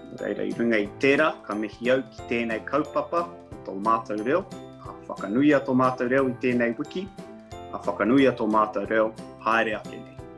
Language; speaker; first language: Māori; non-native, local second language; English